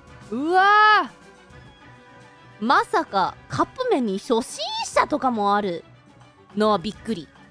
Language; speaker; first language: Japanese; non-native, fluent; English